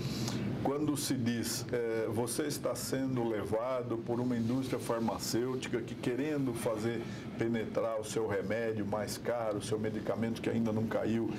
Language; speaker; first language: Portuguese; native; Portuguese